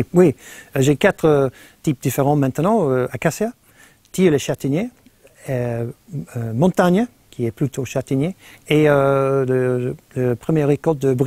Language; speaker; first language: French; non-native, fluent; English